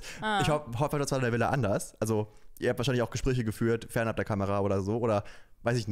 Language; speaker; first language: German; native; German